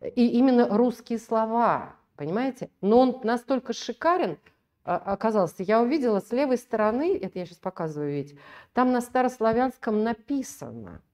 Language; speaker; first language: Russian; native; Russian